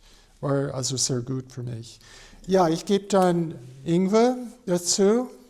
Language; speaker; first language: German; non-native, fluent; English